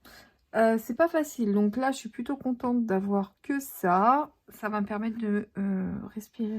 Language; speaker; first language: French; native; French